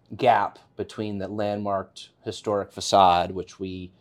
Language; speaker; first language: English; native; English